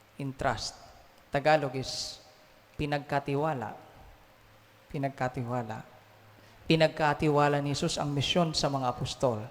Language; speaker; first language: Filipino; native; Filipino